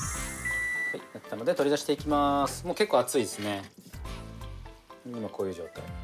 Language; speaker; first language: Japanese; native; Japanese